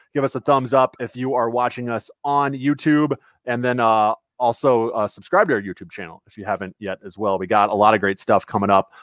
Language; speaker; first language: English; native; English